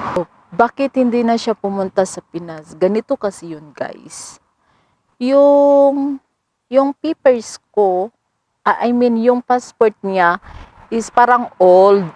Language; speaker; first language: Filipino; non-native, local second language; Cebuano